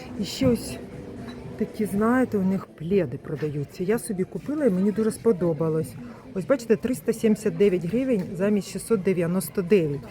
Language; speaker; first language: Ukrainian; non-native, local second language; Russian